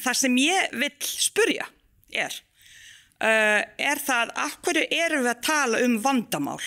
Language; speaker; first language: Icelandic; non-native, fluent; Bosnian